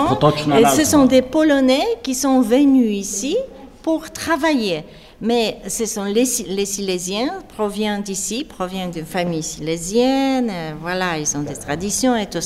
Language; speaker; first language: French; non-native, fluent; Polish